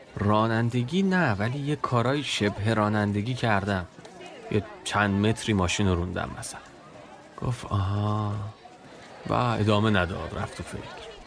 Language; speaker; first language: Persian; native; Persian